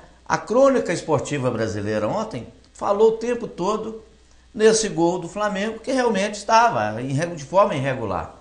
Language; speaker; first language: Portuguese; native; Portuguese